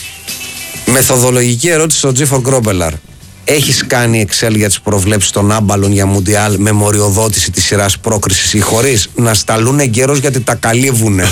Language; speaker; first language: Greek; native; Greek